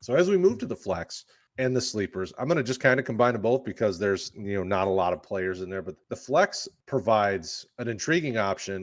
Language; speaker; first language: English; native; English